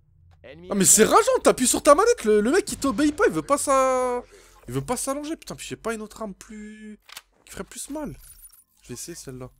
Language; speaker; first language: French; native; French